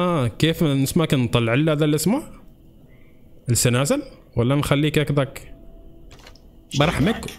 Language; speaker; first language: Arabic; native; Arabic